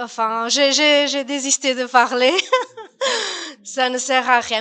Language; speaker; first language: French; non-native, fluent; Portuguese